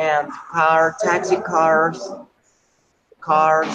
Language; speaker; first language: English; non-native, learner; Spanish